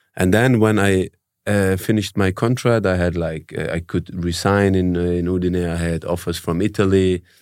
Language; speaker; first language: English; early bilingual, heritage; German